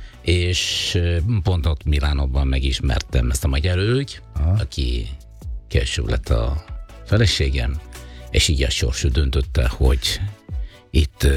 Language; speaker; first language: Hungarian; non-native, fluent; Italian